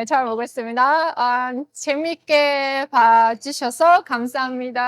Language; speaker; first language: Korean; non-native, learner; Azerbaijani